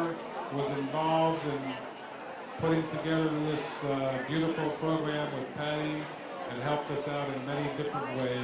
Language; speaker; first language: English; native; English